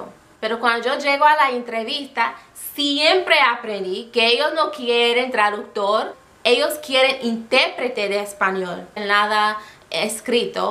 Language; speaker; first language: Spanish; non-native, fluent; English